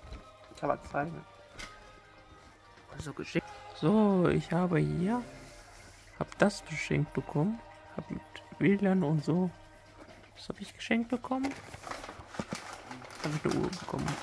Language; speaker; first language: German; native; German